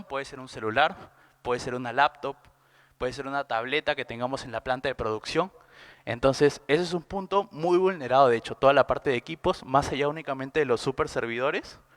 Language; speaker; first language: Spanish; native; Spanish